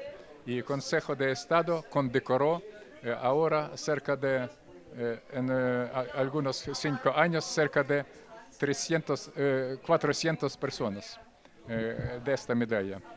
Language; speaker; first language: Spanish; non-native, fluent; Russian